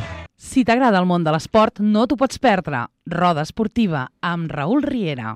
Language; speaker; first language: Catalan; native; Catalan